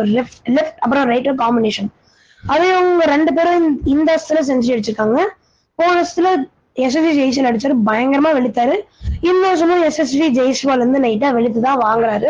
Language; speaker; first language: Tamil; native; Tamil